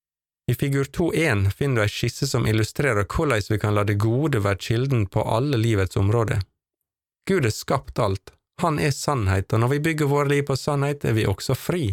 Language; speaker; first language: Norwegian; native; Norwegian